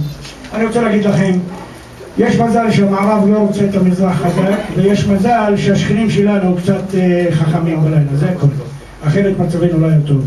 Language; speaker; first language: Hebrew; non-native, local second language; Arabic